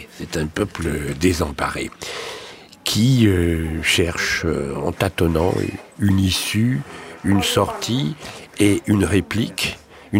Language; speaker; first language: French; native; French